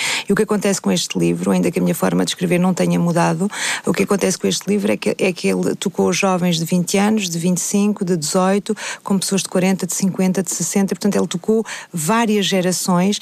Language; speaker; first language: Portuguese; native; Portuguese